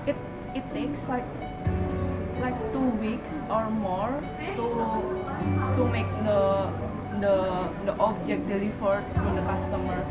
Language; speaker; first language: English; non-native, learner; Indonesian